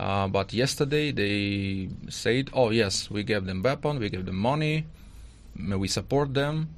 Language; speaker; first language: English; non-native, learner; Russian